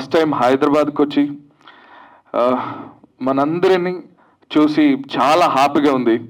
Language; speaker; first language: Telugu; non-native, learner; Kannada